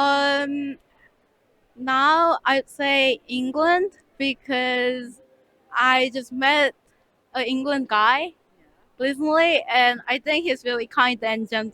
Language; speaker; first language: English; non-native, fluent; Korean